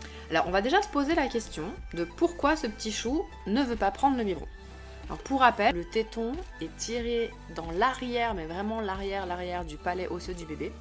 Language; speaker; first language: French; native; French